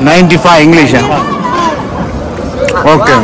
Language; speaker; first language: Hindi; native; Hindi